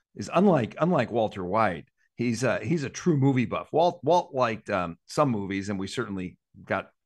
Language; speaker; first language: English; native; English